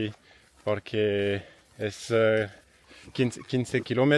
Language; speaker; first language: Spanish; non-native, learner; French